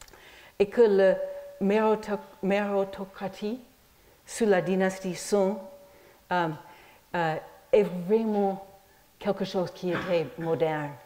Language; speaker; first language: French; non-native, fluent; English